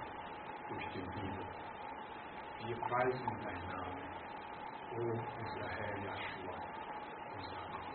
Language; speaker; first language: German; non-native, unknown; Akan